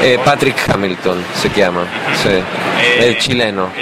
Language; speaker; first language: Italian; non-native, learner; Spanish